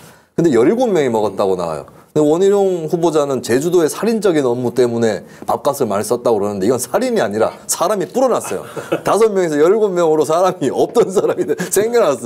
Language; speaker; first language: Korean; native; Korean